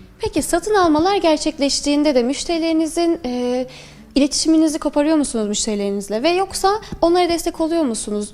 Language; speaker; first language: Turkish; native; Turkish